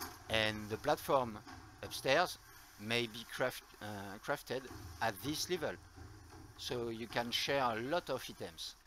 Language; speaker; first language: English; non-native, learner; French